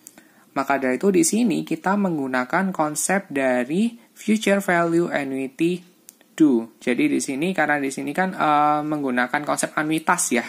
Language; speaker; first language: Indonesian; native; Indonesian